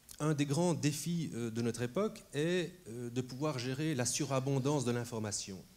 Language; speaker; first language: French; native; French